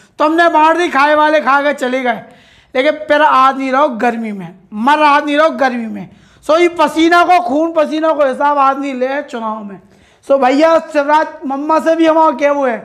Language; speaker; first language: Hindi; native; Hindi